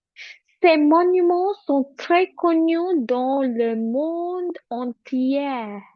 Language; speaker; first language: French; non-native, fluent; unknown